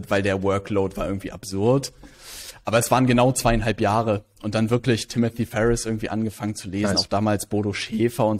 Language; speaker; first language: German; native; German